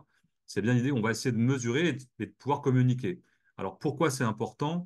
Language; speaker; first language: French; native; French